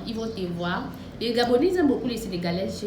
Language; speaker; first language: French; non-native, local second language; Fang